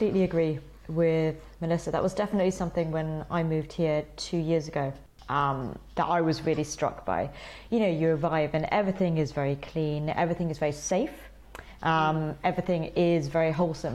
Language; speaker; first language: English; native; English